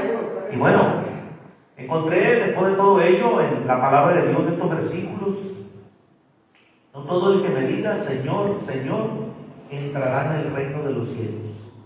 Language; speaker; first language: Spanish; native; Spanish